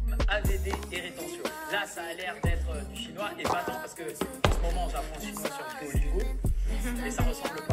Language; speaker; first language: French; native; French